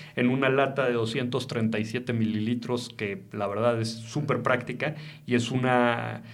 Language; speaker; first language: Spanish; native; Spanish